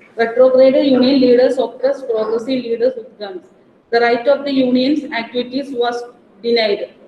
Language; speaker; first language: English; non-native, local second language; Malayalam